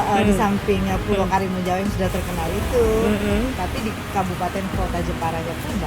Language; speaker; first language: Indonesian; native; Indonesian